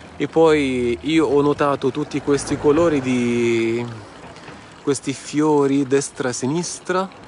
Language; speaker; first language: Italian; non-native, fluent; Arabic